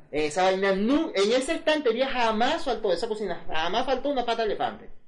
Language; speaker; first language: Spanish; native; Spanish